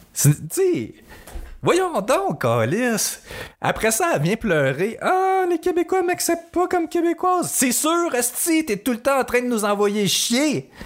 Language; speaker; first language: French; native; French